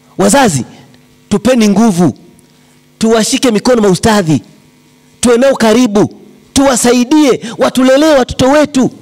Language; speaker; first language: Swahili; native; Swahili